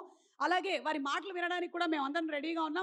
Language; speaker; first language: Telugu; native; Telugu